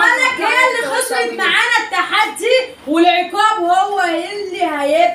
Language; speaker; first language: Arabic; native; Arabic